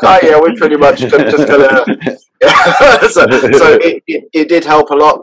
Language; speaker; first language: English; native; English